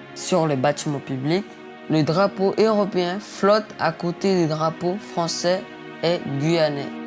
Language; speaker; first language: French; non-native, local second language; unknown